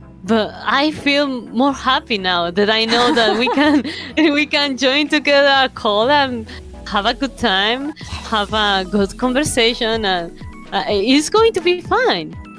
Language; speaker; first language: English; non-native, fluent; Spanish